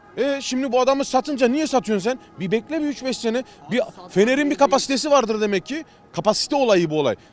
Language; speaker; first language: Turkish; early bilingual, heritage; Turkish